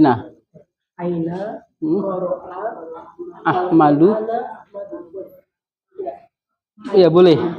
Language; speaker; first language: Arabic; non-native, fluent; Indonesian